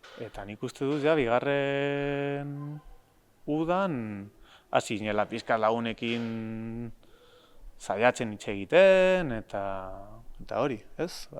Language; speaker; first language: Basque; non-native, local second language; Spanish